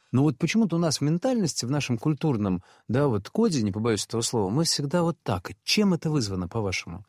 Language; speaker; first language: Russian; native; Russian